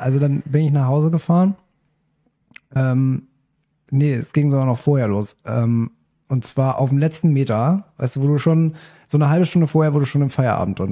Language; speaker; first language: German; native; German